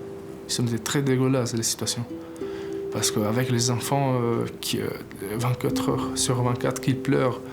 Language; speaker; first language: French; non-native, learner; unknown